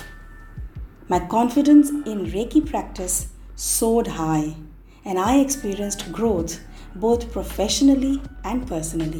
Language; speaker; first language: English; non-native, local second language; Bangla